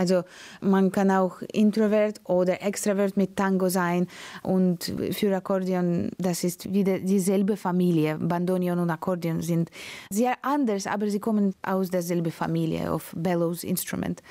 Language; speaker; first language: German; non-native, learner; Latvian